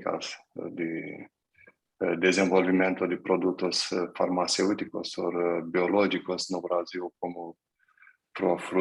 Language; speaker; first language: Portuguese; non-native, fluent; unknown